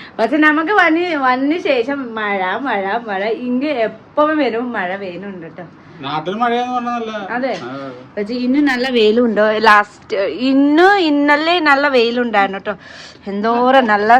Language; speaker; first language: Malayalam; non-native, learner; Nepali